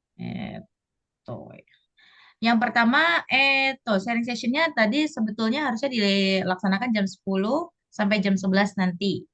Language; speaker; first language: Indonesian; native; Indonesian